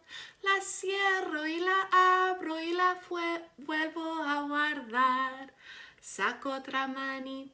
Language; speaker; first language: Spanish; non-native, learner; English